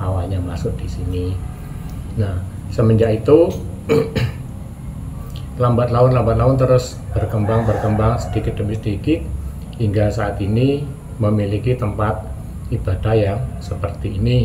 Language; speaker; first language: Indonesian; non-native, local second language; Javanese